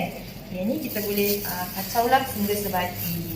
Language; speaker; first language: Malay; native; Malay